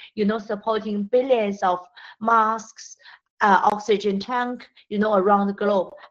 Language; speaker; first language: English; non-native, fluent; Chinese